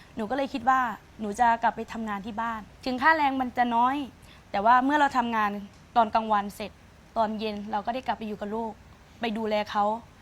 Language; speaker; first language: Thai; native; Thai